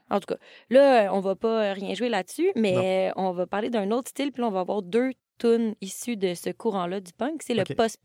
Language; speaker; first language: French; native; French